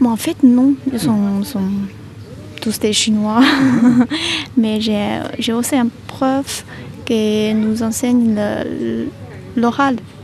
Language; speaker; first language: French; non-native, fluent; Chinese